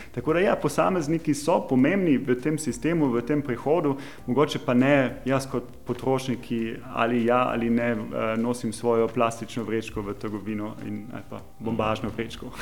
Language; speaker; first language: Slovenian; non-native, fluent; German